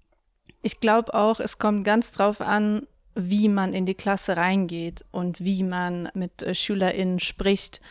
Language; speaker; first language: German; native; German